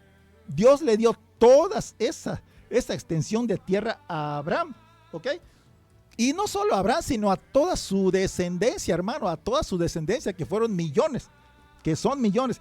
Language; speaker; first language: Spanish; native; Spanish